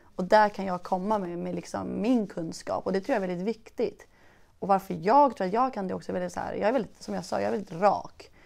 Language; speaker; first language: Swedish; early bilingual, other home language; Persian